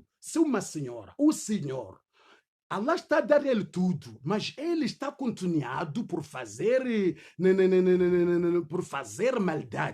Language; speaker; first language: Portuguese; non-native, learner; Swahili